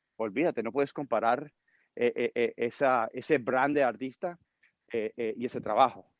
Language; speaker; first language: Spanish; early bilingual, heritage; Spanish